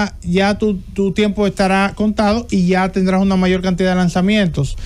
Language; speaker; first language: Spanish; native; Spanish